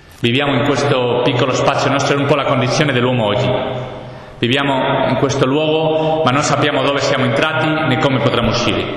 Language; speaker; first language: Italian; non-native, fluent; Spanish